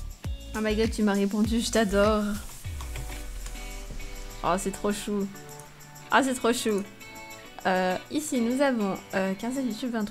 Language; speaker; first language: French; native; French